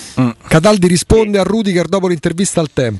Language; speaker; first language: Italian; native; Italian